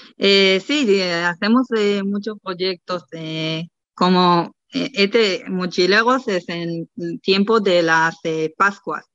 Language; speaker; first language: Spanish; non-native, learner; Hebrew